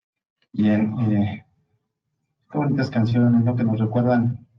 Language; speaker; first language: Spanish; native; Spanish